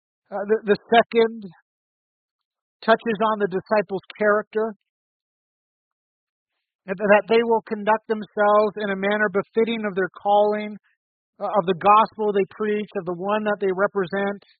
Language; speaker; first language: English; native; English